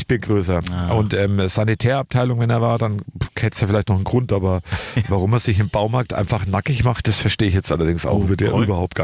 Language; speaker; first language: German; native; German